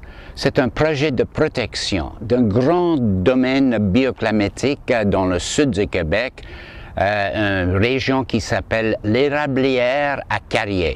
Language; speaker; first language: French; non-native, fluent; English